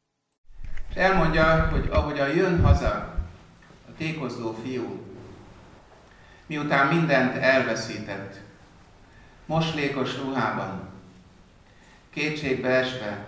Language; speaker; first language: Hungarian; native; Hungarian